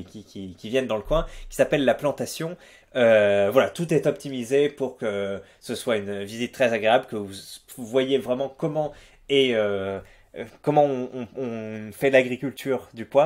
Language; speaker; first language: French; native; French